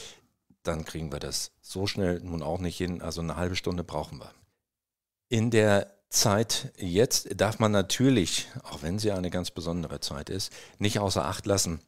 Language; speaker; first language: German; native; German